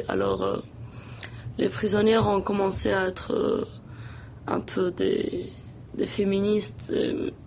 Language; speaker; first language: French; non-native, local second language; Arabic